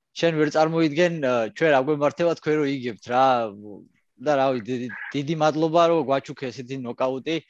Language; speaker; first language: Georgian; early bilingual, heritage; Georgian